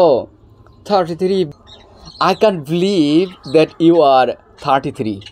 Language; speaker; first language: English; non-native, fluent; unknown